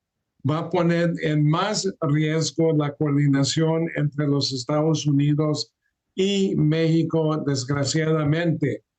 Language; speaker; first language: Spanish; early bilingual, heritage; Spanish